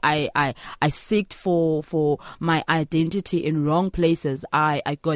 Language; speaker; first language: English; non-native, local second language; Xhosa